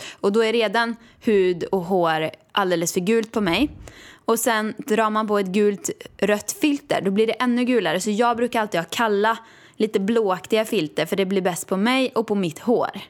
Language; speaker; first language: Swedish; native; Swedish